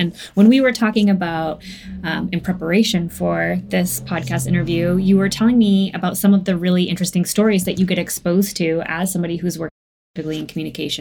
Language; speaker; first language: English; native; English